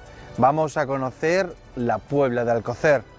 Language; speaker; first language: Spanish; native; Spanish